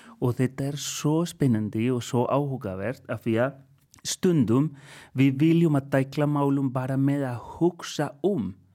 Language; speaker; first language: Icelandic; non-native, fluent; Spanish